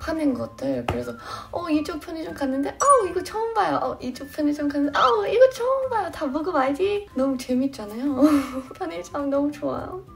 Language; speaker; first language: Korean; non-native, fluent; English